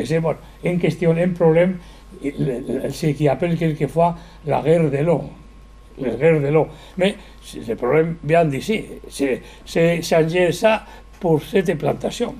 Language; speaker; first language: French; non-native, learner; Spanish